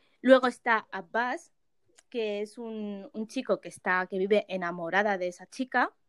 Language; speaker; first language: Spanish; early bilingual, other home language; Arabic